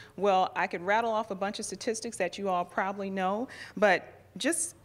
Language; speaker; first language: English; native; English